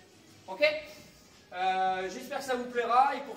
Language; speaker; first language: French; native; French